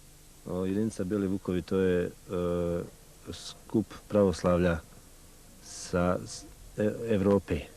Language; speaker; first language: Bosnian; native; Bosnian